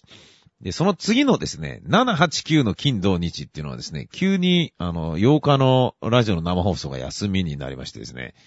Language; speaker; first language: Japanese; native; Japanese